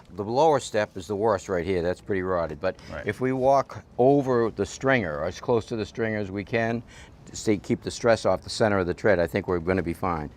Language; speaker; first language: English; native; English